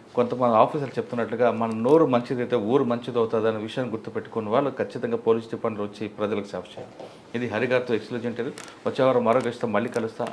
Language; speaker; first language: Telugu; native; Telugu